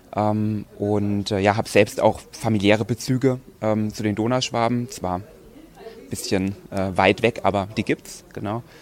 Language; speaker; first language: German; native; German